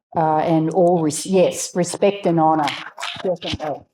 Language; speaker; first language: English; native; English